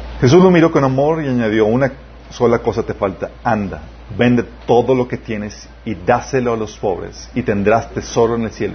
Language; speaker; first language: Spanish; native; Spanish